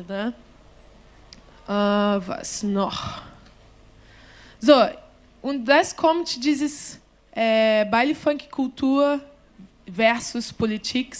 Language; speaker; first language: German; non-native, learner; Portuguese